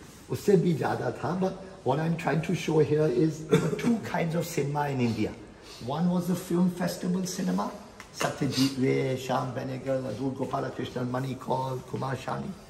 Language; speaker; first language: English; non-native, local second language; Hindi